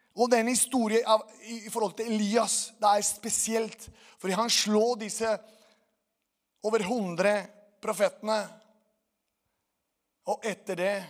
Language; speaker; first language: Norwegian; non-native, fluent; Portuguese